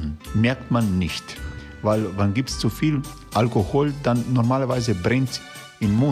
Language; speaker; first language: German; non-native, fluent; Croatian